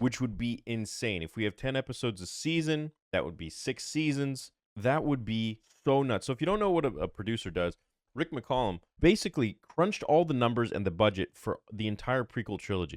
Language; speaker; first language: English; native; English